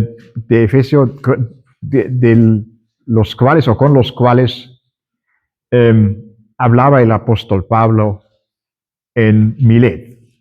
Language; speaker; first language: Spanish; non-native, fluent; German